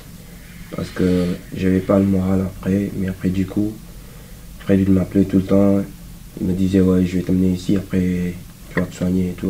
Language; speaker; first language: French; non-native, local second language; Wolof